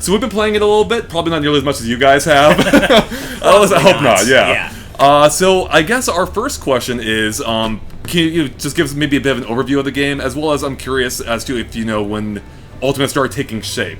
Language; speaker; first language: English; native; English